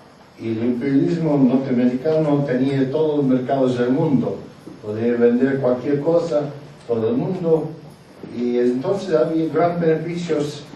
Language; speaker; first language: Spanish; non-native, fluent; English